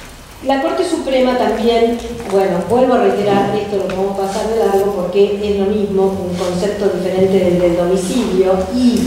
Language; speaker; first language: Spanish; native; Spanish